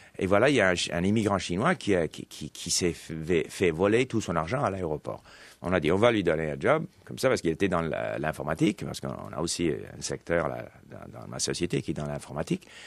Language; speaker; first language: French; non-native, local second language; English